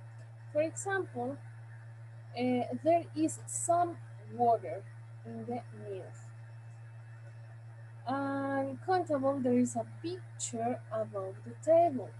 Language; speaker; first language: English; non-native, fluent; Spanish